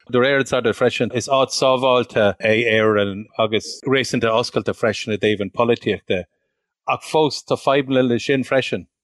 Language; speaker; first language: Irish; non-native, local second language; English